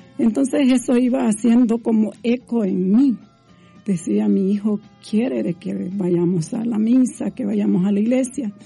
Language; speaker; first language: Spanish; native; Spanish